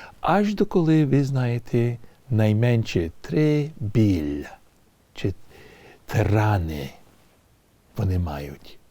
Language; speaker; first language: Ukrainian; early bilingual, heritage; English